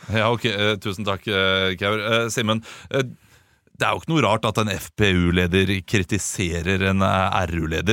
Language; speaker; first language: Norwegian; native; Norwegian